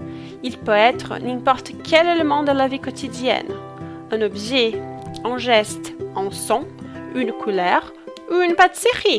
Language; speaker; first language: French; non-native, fluent; Portuguese